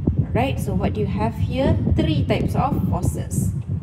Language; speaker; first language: English; non-native, local second language; Malay